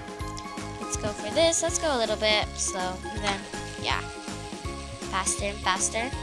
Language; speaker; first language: English; native; English